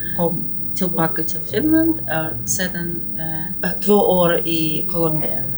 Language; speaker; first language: Swedish; non-native, learner; Russian